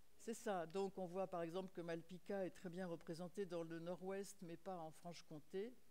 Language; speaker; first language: French; native; French